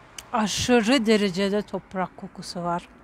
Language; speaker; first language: Turkish; non-native, learner; Russian